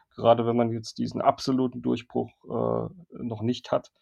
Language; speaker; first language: German; native; German